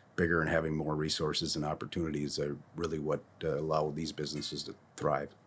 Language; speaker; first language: English; native; English